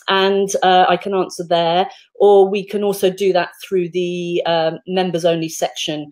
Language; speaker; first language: English; native; English